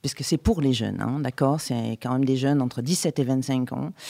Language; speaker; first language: French; native; French